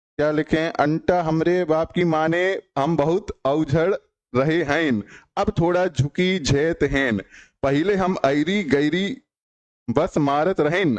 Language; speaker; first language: Hindi; native; Hindi